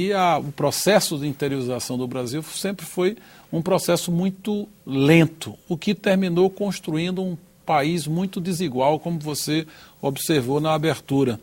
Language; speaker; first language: Portuguese; native; Portuguese